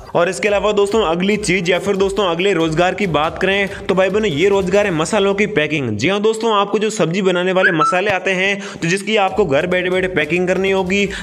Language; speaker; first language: Hindi; native; Hindi